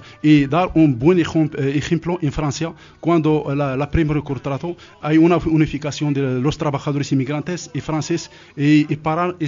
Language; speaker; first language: Spanish; non-native, learner; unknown